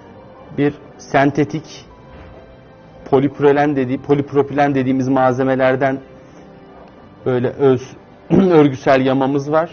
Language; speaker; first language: Turkish; native; Turkish